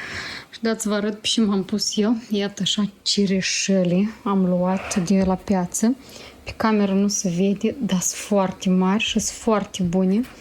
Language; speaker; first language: Romanian; native; Romanian